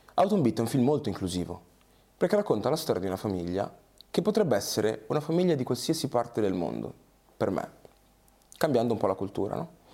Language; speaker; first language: Italian; early bilingual, other home language; Portuguese